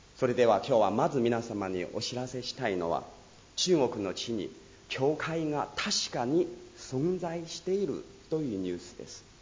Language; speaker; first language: Japanese; non-native, fluent; Chinese